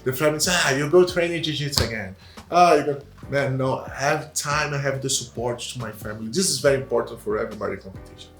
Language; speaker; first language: English; non-native, learner; Portuguese